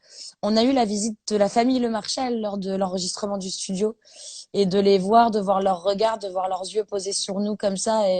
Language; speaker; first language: French; native; French